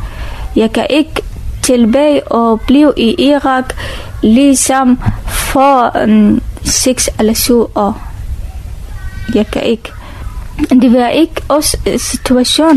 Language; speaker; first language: Danish; non-native, learner; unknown